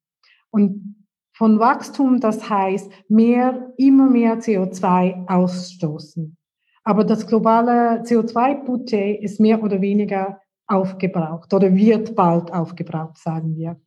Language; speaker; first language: German; non-native, fluent; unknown